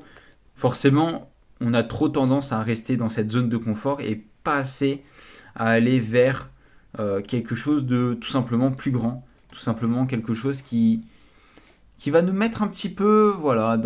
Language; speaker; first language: French; native; French